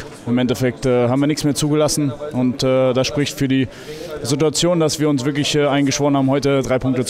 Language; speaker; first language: German; native; German